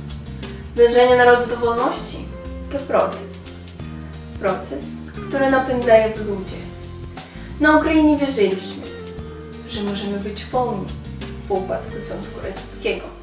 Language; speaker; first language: Polish; non-native, fluent; Ukrainian